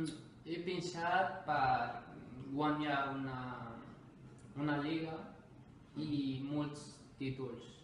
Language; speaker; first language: Catalan; non-native, learner; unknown